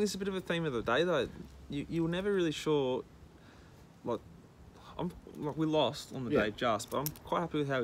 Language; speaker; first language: English; native; English